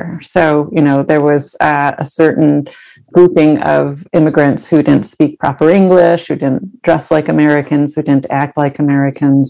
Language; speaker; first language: English; native; English